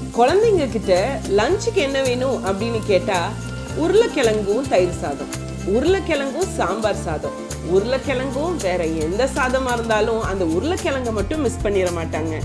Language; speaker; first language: Tamil; non-native, local second language; English